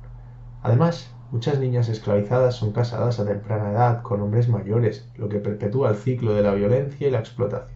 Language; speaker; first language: Spanish; native; Spanish